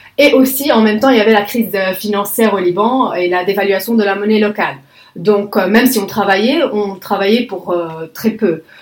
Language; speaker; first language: French; non-native, local second language; Arabic